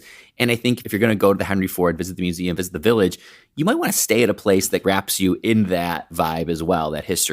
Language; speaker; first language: English; native; English